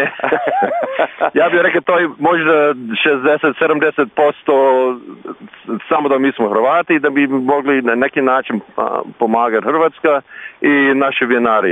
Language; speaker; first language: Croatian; early bilingual, heritage; Croatian